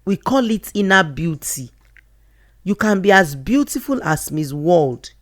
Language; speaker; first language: English; non-native, local second language; Yoruba